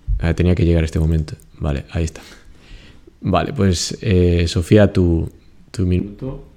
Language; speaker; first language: Spanish; native; Spanish